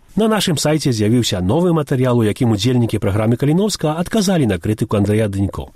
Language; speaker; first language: Belarusian; early bilingual, heritage; Belarusian